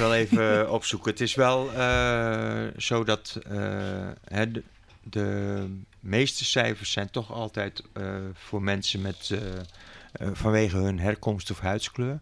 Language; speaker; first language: Dutch; native; Dutch